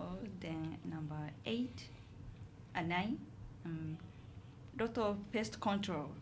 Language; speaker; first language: English; non-native, learner; Japanese